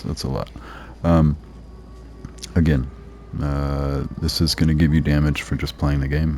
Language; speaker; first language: English; native; English